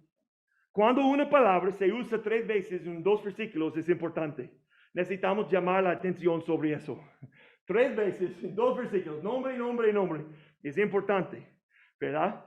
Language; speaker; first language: Spanish; non-native, fluent; English